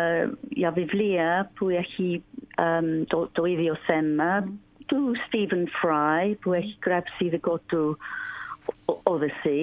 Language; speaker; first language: Greek; non-native, learner; English